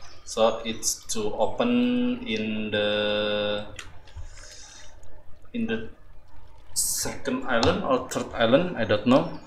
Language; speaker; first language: English; non-native, learner; Indonesian